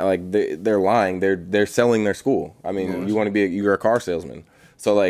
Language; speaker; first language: English; native; English